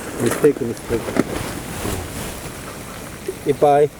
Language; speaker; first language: English; non-native, learner; Korean